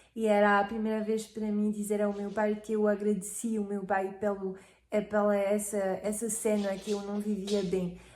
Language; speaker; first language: Portuguese; non-native, fluent; French